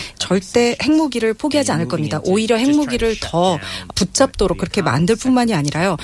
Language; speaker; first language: Korean; non-native, fluent; English